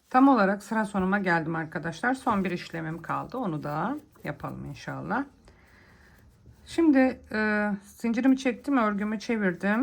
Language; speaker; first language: Turkish; native; Turkish